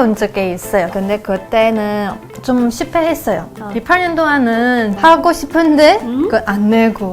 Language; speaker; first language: Korean; non-native, learner; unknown